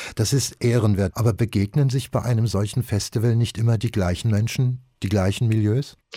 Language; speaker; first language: German; native; German